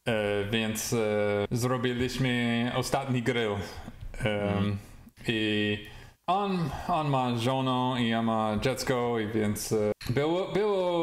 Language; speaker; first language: Polish; non-native, learner; English